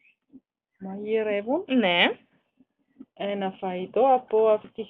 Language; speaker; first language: Greek; non-native, learner; German